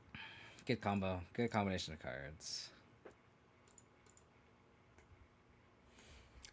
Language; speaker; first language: English; native; English